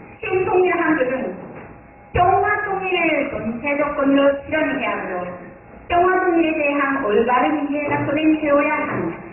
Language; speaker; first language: Korean; non-native, fluent; Japanese